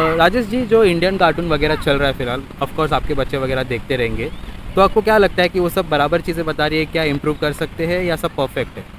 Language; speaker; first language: Hindi; native; Hindi